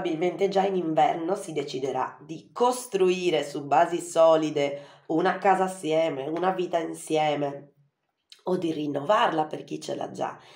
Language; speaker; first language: Italian; native; Italian